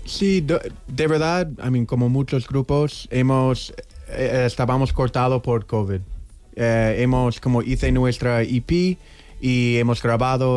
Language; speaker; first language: Spanish; non-native, learner; English